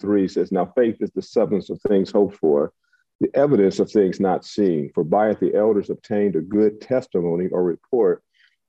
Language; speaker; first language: English; native; English